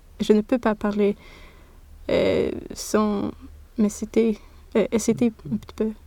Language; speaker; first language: French; non-native, learner; Swedish